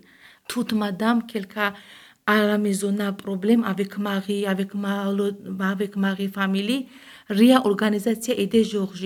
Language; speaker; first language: French; non-native, learner; Georgian